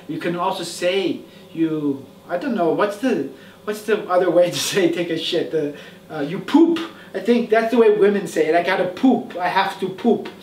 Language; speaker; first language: English; native; English